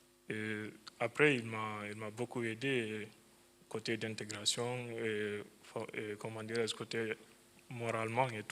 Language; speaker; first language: French; non-native, fluent; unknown